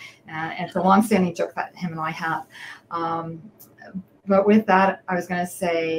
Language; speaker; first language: English; native; English